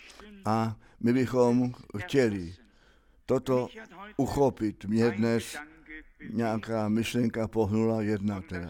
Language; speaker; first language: Czech; non-native, fluent; German